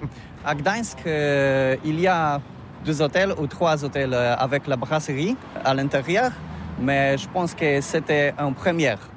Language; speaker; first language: French; non-native, learner; Polish